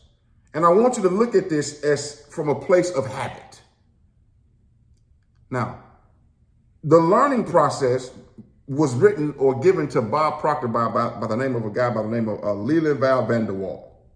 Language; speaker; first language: English; native; English